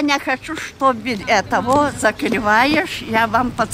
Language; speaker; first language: Russian; non-native, learner; Lithuanian